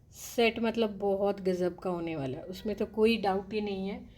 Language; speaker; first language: Hindi; non-native, local second language; Telugu